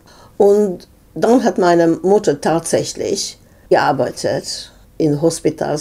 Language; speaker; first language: German; non-native, fluent; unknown